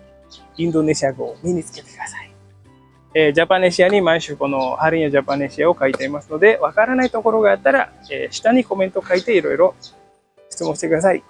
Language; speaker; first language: Japanese; non-native, fluent; Indonesian